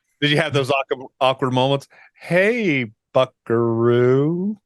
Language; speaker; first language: English; native; English